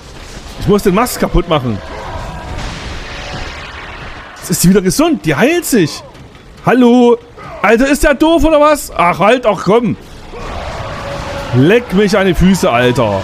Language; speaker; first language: German; native; German